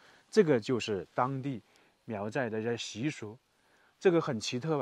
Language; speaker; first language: Chinese; native; Chinese